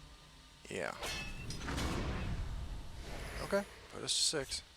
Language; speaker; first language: English; native; English